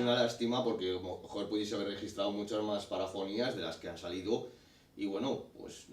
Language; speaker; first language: Spanish; native; Spanish